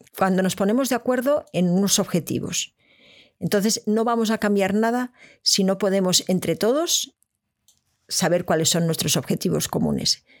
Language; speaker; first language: Spanish; native; Spanish